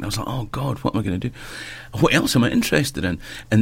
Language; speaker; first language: English; native; English